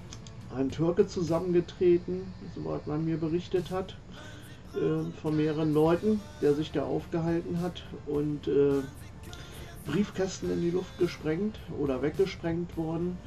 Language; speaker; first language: German; native; German